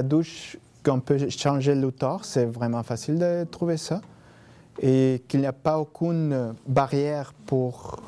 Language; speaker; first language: French; non-native, fluent; Spanish